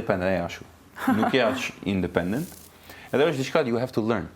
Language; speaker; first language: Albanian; non-native, learner; Turkish